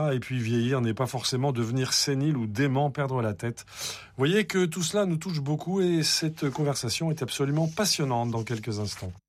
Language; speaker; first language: French; native; French